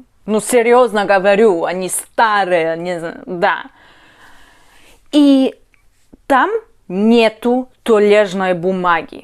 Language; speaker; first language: Russian; non-native, learner; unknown